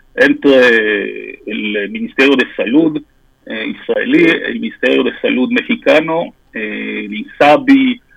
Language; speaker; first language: Spanish; non-native, fluent; French